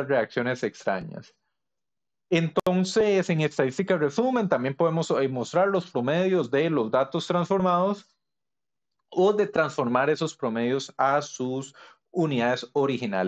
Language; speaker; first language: Spanish; native; Spanish